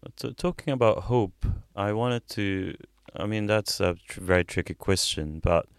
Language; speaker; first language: English; non-native, fluent; Arabic